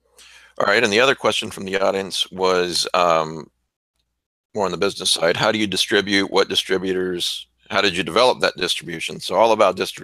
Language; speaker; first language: English; native; English